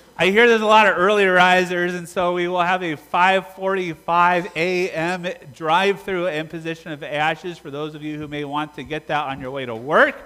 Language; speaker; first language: English; native; English